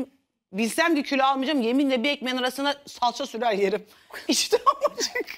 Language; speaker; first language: Turkish; native; Turkish